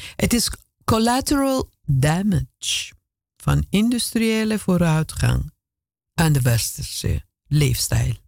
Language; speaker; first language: Dutch; non-native, fluent; Italian